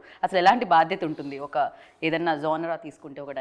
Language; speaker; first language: Telugu; native; Telugu